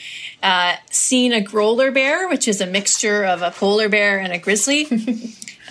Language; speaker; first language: English; native; English